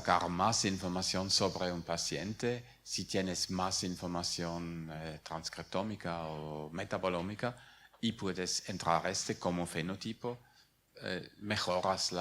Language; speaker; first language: Spanish; non-native, fluent; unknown